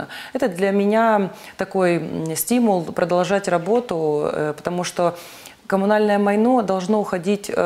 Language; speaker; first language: Russian; native; Russian